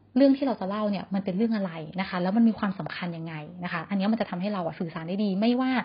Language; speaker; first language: Thai; native; Thai